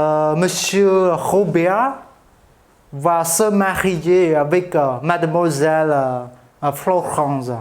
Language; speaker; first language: French; non-native, fluent; Khmer